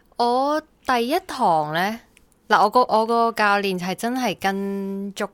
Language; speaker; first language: Cantonese; native; Cantonese